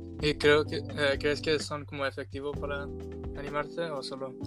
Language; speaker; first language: Spanish; early bilingual, heritage; Spanish